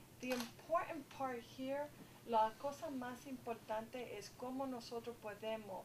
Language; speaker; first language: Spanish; early bilingual, heritage; Spanish